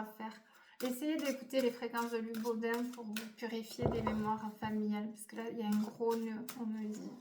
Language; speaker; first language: French; native; French